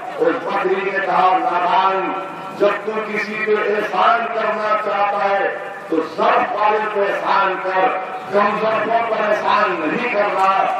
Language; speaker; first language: Urdu; native; Urdu